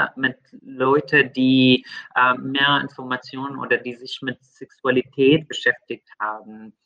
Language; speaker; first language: German; non-native, fluent; Arabic